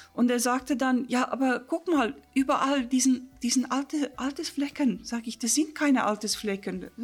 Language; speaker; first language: German; non-native, fluent; Afrikaans